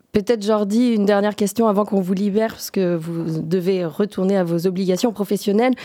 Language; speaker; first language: French; native; French